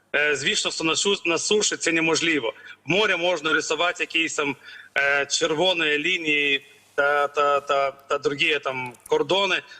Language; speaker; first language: Ukrainian; non-native, learner; Lithuanian